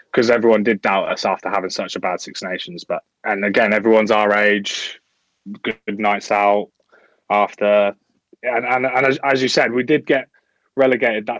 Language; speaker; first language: English; native; English